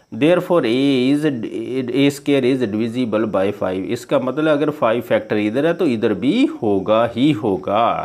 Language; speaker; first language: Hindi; non-native, local second language; Punjabi